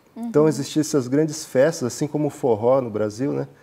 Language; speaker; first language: Portuguese; native; Portuguese